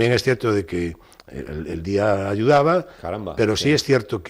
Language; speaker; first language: Spanish; native; Spanish